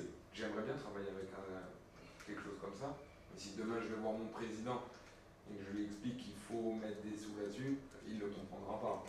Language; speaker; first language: French; native; French